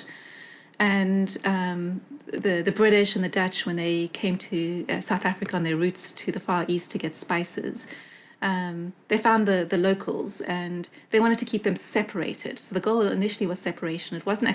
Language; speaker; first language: English; native; English